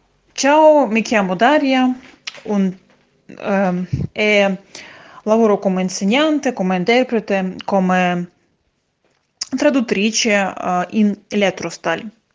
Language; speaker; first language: Italian; non-native, fluent; Russian